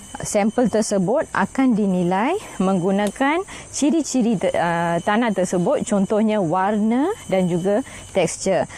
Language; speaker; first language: Malay; non-native, local second language; Tamil